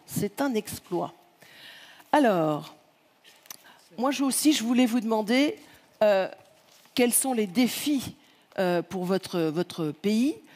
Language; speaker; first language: French; native; French